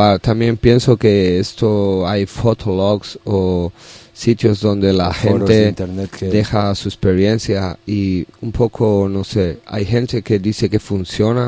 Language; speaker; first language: Spanish; non-native, learner; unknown